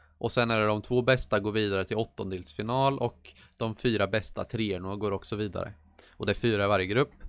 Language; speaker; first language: Swedish; native; Swedish